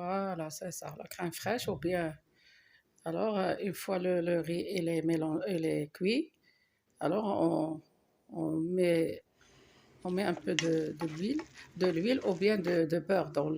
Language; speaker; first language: French; non-native, local second language; Arabic